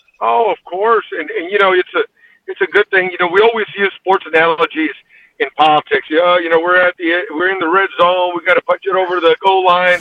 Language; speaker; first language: English; early bilingual, other home language; Spanish